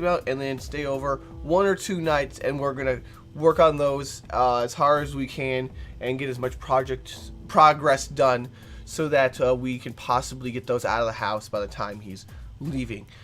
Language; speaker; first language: English; native; English